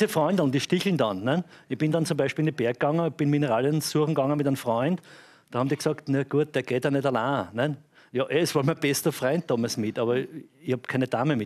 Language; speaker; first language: German; native; German